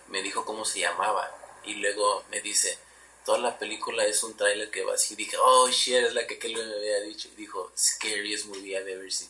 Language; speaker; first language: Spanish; early bilingual, heritage; Spanish